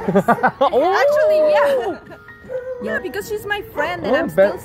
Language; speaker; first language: English; non-native, fluent; Spanish